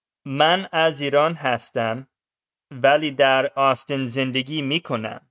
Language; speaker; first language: Persian; non-native, learner; English